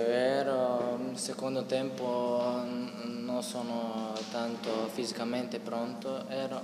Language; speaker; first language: Italian; non-native, learner; Croatian